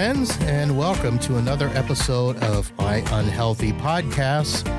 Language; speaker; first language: English; native; English